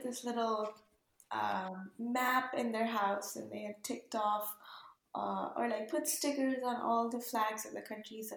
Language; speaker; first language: English; non-native, local second language; Urdu